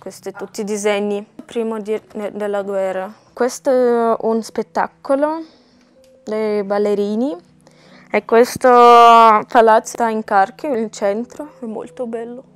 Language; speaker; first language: Italian; non-native, learner; Ukrainian